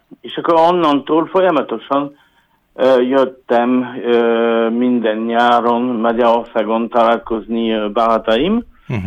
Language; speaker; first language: Hungarian; non-native, learner; French